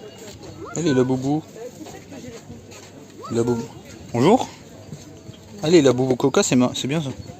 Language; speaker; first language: French; native; French